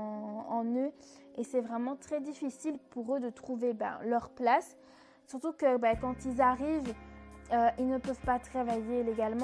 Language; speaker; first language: French; native; French